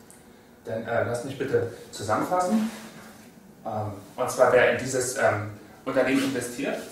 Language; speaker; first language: German; native; German